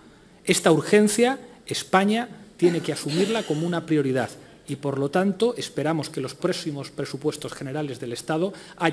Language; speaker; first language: Spanish; native; Spanish